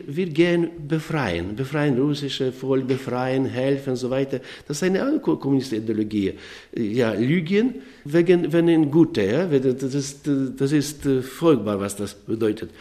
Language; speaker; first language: German; non-native, learner; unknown